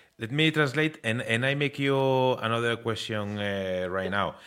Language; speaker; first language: English; non-native, learner; Spanish